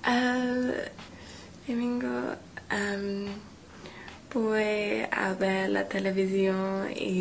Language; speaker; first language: Spanish; non-native, learner; English